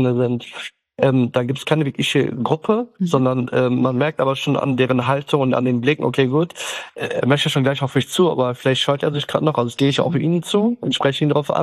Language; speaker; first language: German; early bilingual, other home language; Turkish